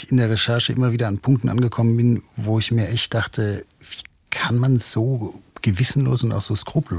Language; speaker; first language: German; native; German